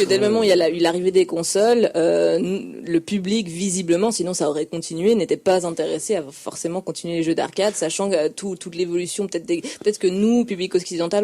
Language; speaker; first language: French; native; French